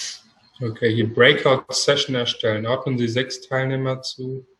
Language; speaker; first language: German; native; German